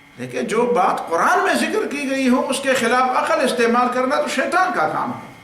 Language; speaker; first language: Urdu; non-native, local second language; Pashto